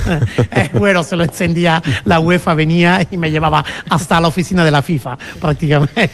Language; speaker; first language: Spanish; non-native, fluent; Italian